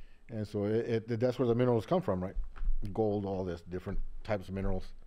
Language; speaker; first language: English; early bilingual, other home language; Spanish